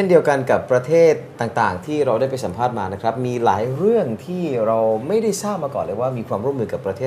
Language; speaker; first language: Thai; native; Thai